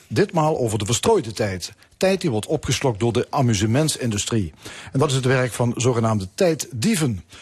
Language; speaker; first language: Dutch; native; Dutch